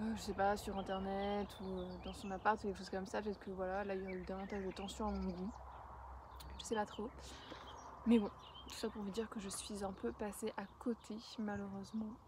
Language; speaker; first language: French; native; French